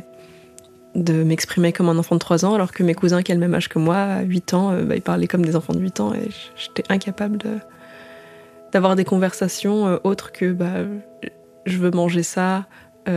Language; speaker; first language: French; early bilingual, other home language; Indonesian